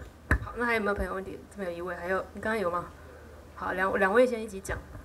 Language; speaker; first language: Chinese; native; Chinese